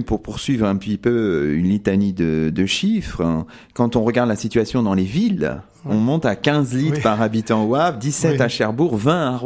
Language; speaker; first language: French; native; French